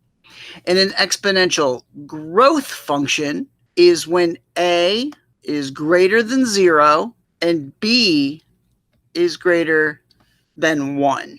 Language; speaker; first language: English; native; English